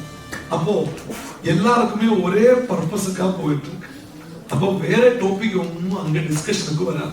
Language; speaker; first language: Tamil; non-native, local second language; Malayalam